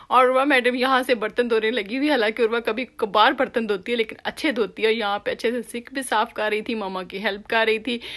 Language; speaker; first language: Urdu; native; Urdu